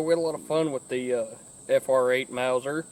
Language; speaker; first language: English; native; English